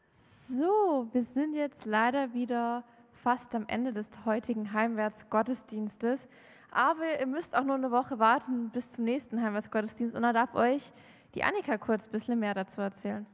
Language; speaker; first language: German; native; German